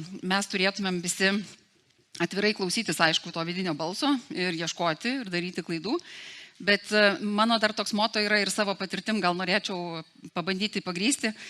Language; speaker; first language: Lithuanian; native; Lithuanian